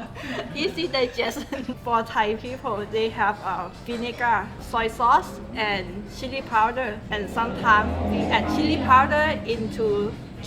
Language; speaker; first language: English; non-native, fluent; Thai